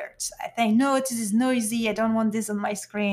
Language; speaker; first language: English; non-native, fluent; French